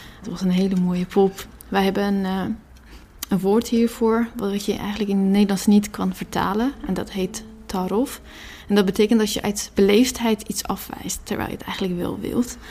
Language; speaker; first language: Dutch; early bilingual, other home language; Persian